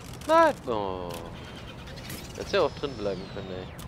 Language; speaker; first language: German; native; German